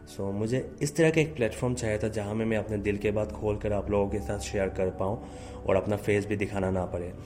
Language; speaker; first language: Hindi; non-native, local second language; Assamese